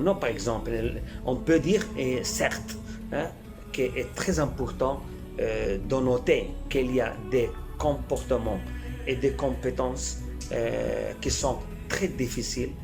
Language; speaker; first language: French; non-native, fluent; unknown